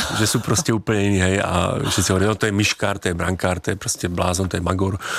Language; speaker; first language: Slovak; native; Slovak